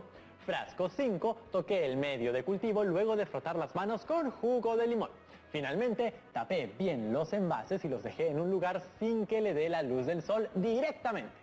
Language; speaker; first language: Spanish; native; Spanish